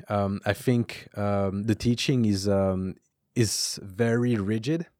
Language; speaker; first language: English; non-native, fluent; French